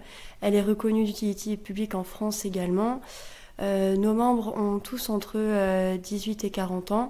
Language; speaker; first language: French; native; French